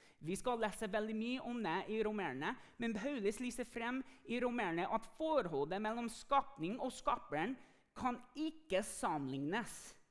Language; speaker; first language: Norwegian; non-native, fluent; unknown